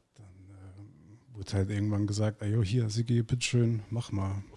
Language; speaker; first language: German; non-native, fluent; Icelandic